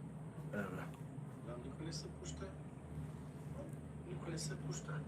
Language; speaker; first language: Macedonian; early bilingual, heritage; Macedonian